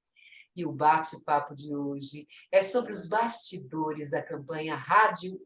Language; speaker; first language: Portuguese; native; Portuguese